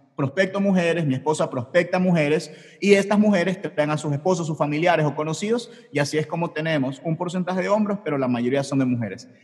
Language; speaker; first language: Spanish; native; Spanish